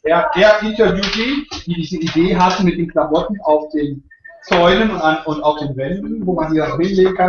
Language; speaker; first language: German; native; German